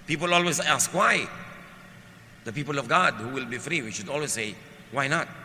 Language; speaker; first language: English; non-native, local second language; Filipino